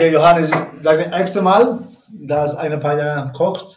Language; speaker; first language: German; non-native, learner; Spanish